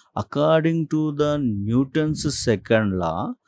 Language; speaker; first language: English; non-native, local second language; Telugu